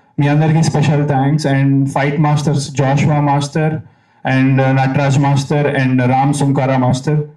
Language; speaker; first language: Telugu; native; Telugu